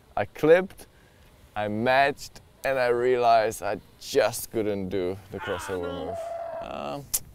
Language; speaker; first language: English; non-native, fluent; Czech